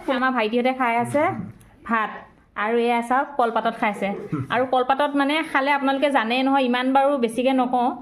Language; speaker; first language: Assamese; native; Assamese